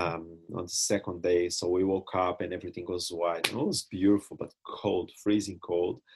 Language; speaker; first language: English; non-native, fluent; Portuguese